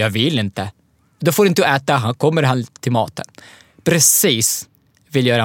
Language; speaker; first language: Swedish; non-native, learner; Arabic